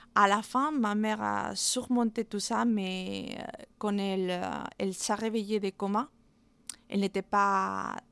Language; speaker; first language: French; non-native, fluent; Spanish